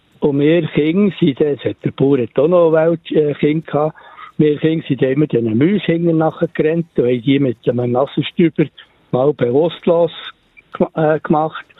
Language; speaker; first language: German; native; German